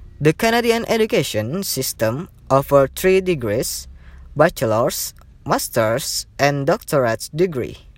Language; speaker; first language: English; non-native, learner; Indonesian